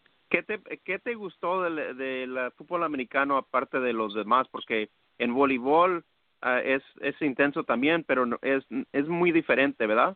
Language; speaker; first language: Spanish; early bilingual, heritage; Spanish